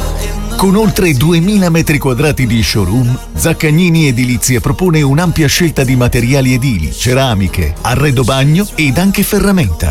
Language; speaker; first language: Italian; native; Italian